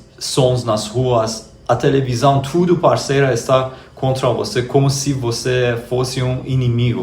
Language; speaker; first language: Portuguese; non-native, fluent; Persian